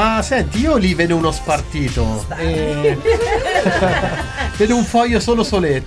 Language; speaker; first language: Italian; native; Italian